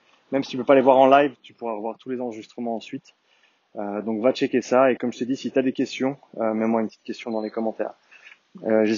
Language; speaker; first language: French; native; French